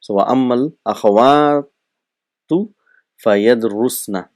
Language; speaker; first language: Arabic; non-native, fluent; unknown